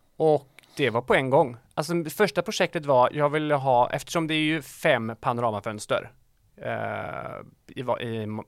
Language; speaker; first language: Swedish; native; Swedish